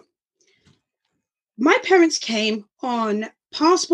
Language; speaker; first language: English; native; English